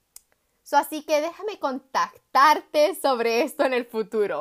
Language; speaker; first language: Spanish; early bilingual, heritage; Spanish